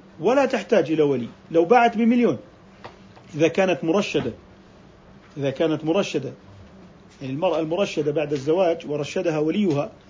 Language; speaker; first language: Arabic; native; Arabic